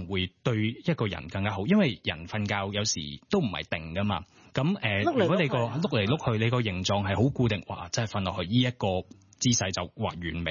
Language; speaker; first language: Cantonese; native; Cantonese